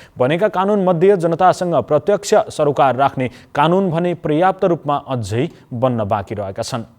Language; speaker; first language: Nepali; native; Nepali